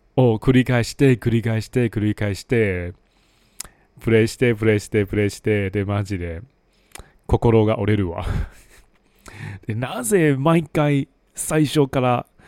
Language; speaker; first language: Japanese; non-native, fluent; Chinese